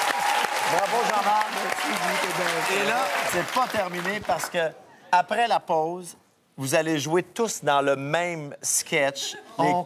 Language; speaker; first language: French; native; French